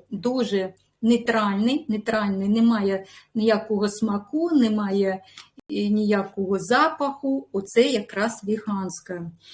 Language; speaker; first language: Ukrainian; non-native, local second language; Russian